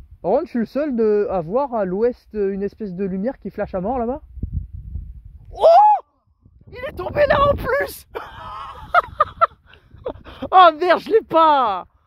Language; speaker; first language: French; native; French